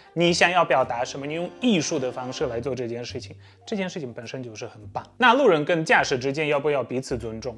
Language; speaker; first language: Chinese; native; Chinese